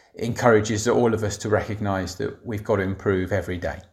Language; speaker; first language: English; native; English